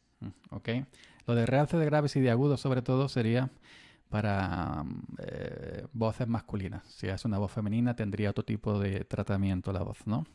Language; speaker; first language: Spanish; native; Spanish